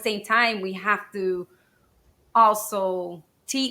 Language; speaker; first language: English; native; English